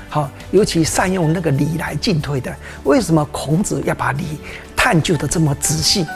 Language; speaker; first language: Chinese; native; Chinese